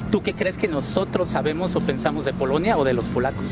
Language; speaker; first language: Spanish; native; Spanish